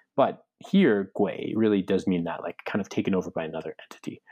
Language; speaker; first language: English; native; English